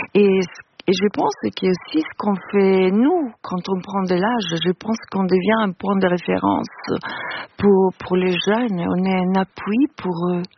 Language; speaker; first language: French; non-native, fluent; Italian